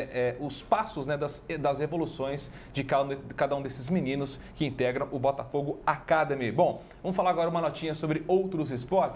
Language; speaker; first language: Portuguese; native; Portuguese